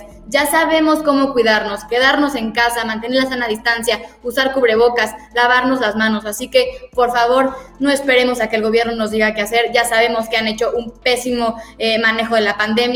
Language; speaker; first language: Spanish; native; Spanish